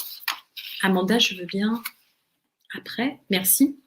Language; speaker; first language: French; native; French